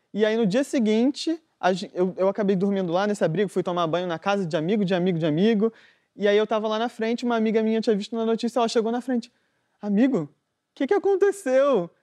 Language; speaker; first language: Portuguese; native; Portuguese